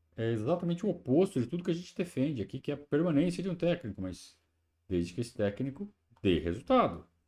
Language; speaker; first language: Portuguese; native; Portuguese